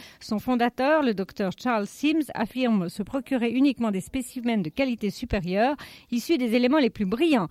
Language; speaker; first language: French; native; French